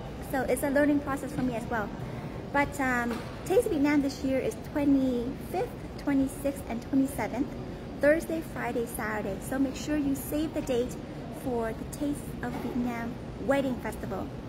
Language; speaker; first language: English; early bilingual, other home language; Vietnamese